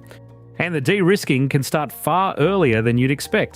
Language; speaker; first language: English; native; English